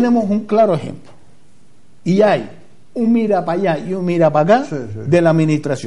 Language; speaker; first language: Spanish; native; Spanish